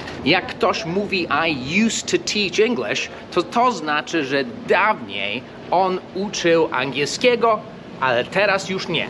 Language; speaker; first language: Polish; non-native, fluent; English